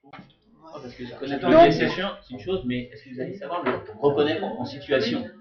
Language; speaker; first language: French; native; French